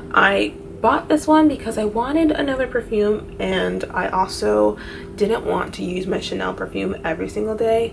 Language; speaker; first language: English; native; English